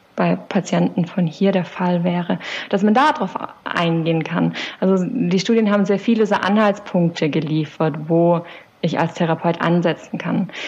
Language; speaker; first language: German; native; German